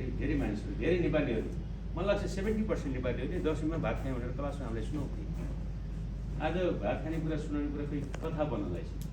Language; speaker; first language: Nepali; native; Nepali